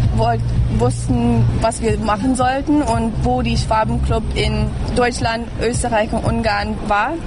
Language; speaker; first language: German; early bilingual, heritage; English